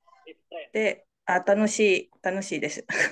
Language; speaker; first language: Japanese; non-native, learner; Indonesian